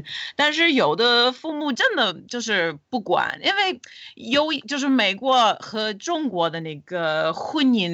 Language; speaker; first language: Chinese; non-native, fluent; English